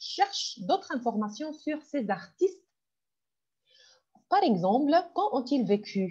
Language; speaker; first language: French; non-native, fluent; Arabic